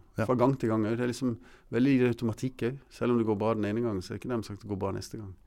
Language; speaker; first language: Norwegian; early bilingual, other home language; English